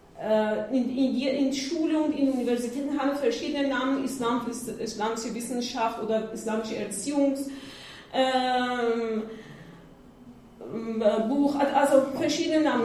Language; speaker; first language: German; non-native, learner; Persian